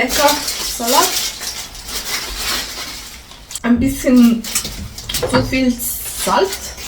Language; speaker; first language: German; non-native, learner; English